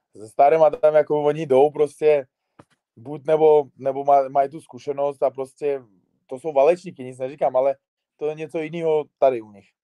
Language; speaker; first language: Czech; non-native, fluent; Uzbek